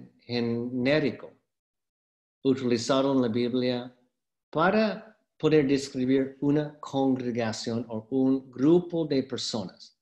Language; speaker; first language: Spanish; non-native, fluent; English